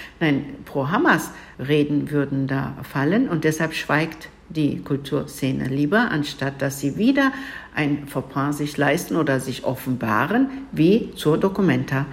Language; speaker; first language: German; early bilingual, other home language; Turkish